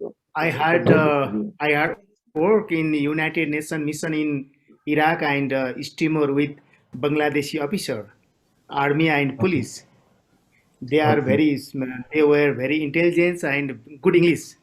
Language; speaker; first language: English; non-native, local second language; Nepali